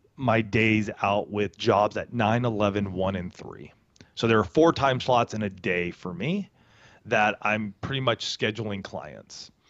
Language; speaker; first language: English; native; English